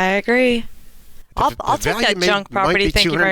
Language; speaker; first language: English; native; English